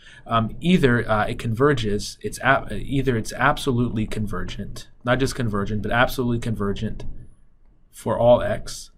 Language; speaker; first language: English; native; English